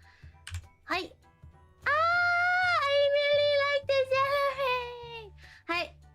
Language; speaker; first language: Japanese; non-native, learner; English